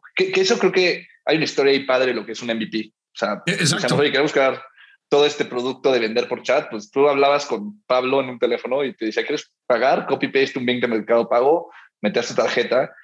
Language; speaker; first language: Spanish; early bilingual, heritage; Spanish